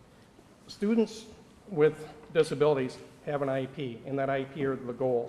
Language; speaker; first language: English; native; English